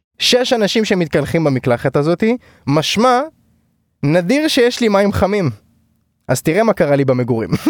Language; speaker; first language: Hebrew; native; Hebrew